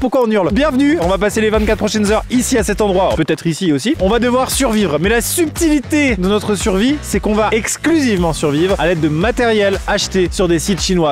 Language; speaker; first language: French; native; French